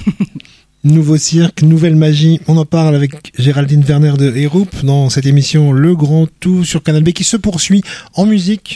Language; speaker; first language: French; native; French